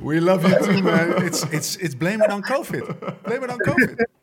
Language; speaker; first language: English; non-native, fluent; Dutch